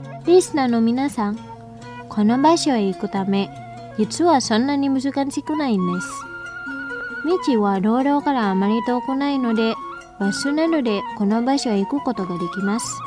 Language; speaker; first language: Japanese; non-native, fluent; Indonesian